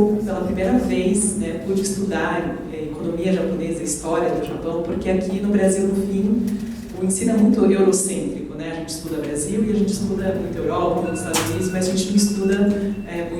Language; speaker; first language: Portuguese; native; Portuguese